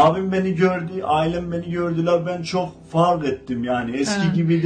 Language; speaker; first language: Turkish; non-native, fluent; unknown